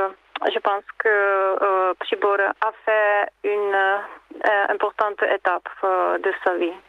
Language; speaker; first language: French; non-native, fluent; Czech